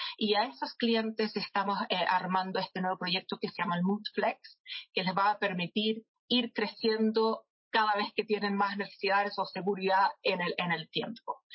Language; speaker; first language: Spanish; non-native, fluent; English